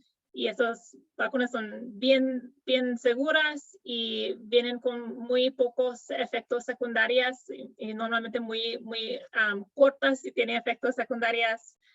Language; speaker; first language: Spanish; non-native, fluent; English